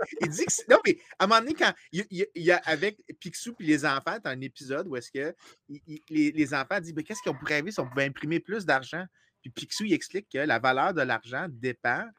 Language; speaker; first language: French; native; French